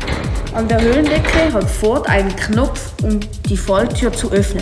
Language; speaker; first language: German; native; German